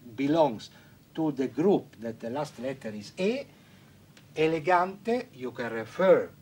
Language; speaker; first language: English; non-native, fluent; Italian